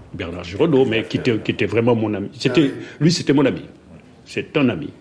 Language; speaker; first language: French; non-native, local second language; Wolof